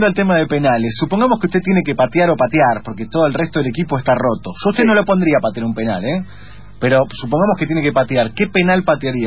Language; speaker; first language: Spanish; native; Spanish